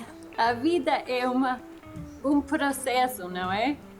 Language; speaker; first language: Portuguese; non-native, fluent; English